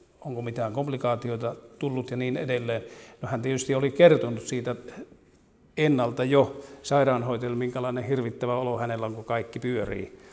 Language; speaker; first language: Finnish; native; Finnish